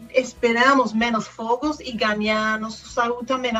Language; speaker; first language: Portuguese; non-native, fluent; English